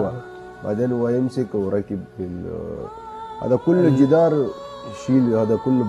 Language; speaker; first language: Arabic; non-native, learner; Turkish